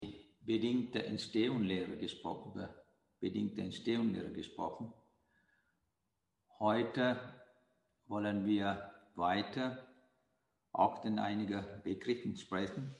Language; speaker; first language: German; non-native, fluent; Sinhala